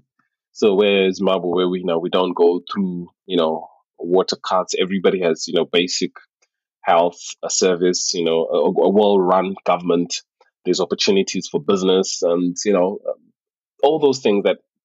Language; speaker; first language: English; non-native, local second language; Shona